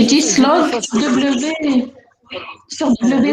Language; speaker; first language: French; non-native, local second language; Arabic